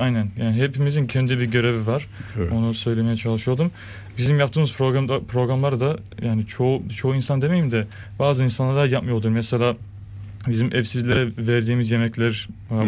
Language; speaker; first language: Turkish; early bilingual, heritage; Turkish